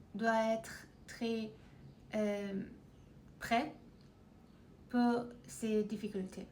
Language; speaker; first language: French; non-native, learner; Persian